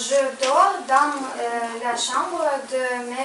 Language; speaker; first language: French; non-native, learner; Ukrainian